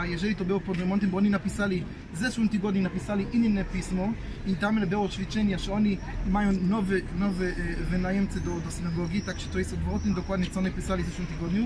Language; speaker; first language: Polish; non-native, learner; Hebrew